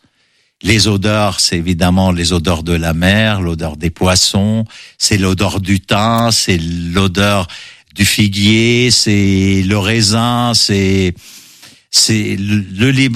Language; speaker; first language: French; non-native, local second language; Arabic